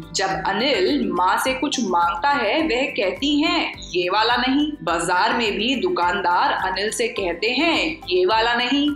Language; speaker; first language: Hindi; native; Hindi